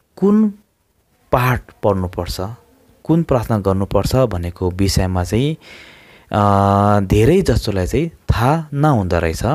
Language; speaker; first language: Nepali; non-native, local second language; Tibetan